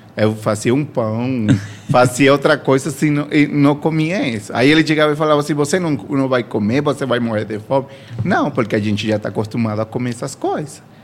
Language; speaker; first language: Portuguese; non-native, fluent; Spanish